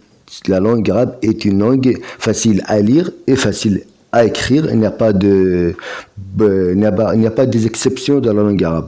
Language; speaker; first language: French; non-native, fluent; Arabic